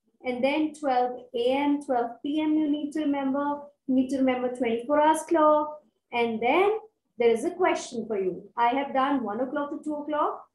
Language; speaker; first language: English; non-native, local second language; Hindi